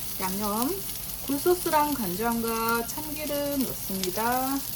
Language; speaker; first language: Korean; native; Korean